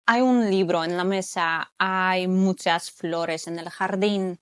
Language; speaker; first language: Spanish; non-native, fluent; Polish